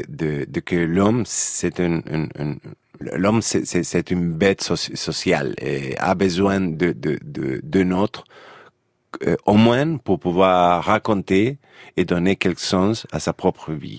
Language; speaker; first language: French; non-native, fluent; Spanish